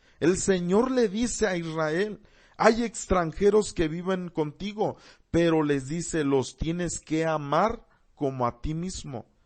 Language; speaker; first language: Spanish; early bilingual, heritage; Spanish